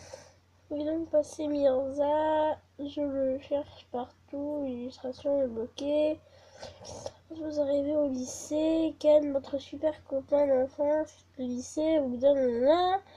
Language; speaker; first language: French; native; French